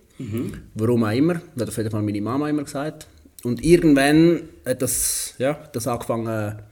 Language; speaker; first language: German; native; German